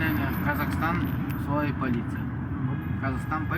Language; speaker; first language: Russian; non-native, local second language; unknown